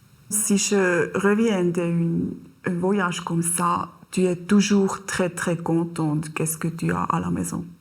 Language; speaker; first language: French; non-native, learner; German